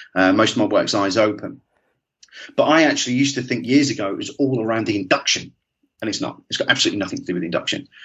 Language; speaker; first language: English; native; English